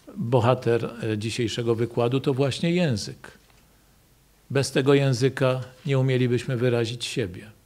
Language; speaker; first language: Polish; native; Polish